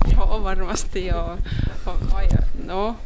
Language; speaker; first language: Finnish; non-native, learner; Estonian